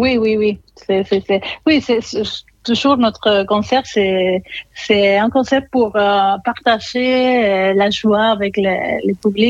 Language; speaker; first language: French; non-native, fluent; Spanish